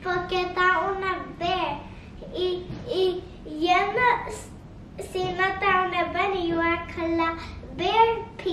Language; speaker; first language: Spanish; early bilingual, heritage; Spanish